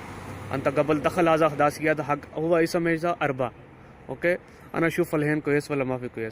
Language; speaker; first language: Arabic; non-native, learner; Urdu